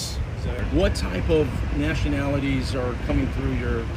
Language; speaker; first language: English; native; English